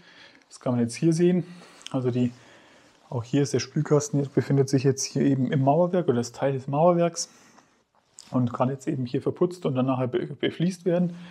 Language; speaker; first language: German; native; German